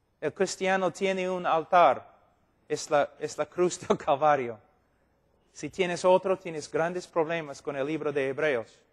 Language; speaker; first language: Spanish; non-native, fluent; English